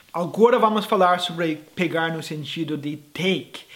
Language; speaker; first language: Portuguese; non-native, fluent; English